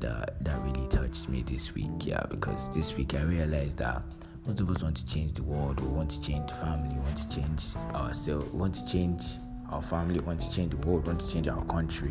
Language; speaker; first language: English; non-native, local second language; Yoruba